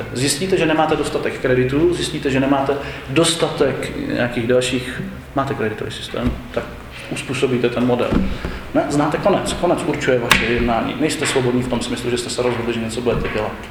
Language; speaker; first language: Czech; native; Czech